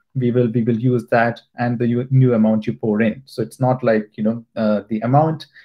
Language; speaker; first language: English; non-native, local second language; Hindi